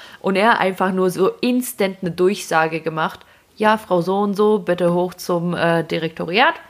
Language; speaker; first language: German; early bilingual, other home language; Russian